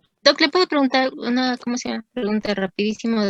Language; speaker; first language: Spanish; native; Spanish